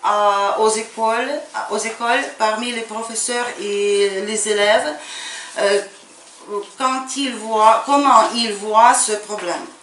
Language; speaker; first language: French; non-native, fluent; Ukrainian